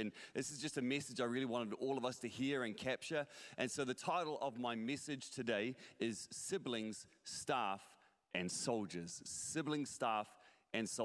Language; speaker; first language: English; native; English